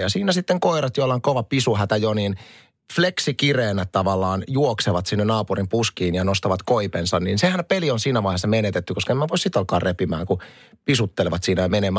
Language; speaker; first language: Finnish; native; Finnish